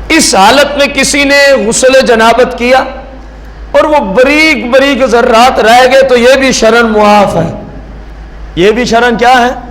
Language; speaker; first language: Urdu; non-native, local second language; Punjabi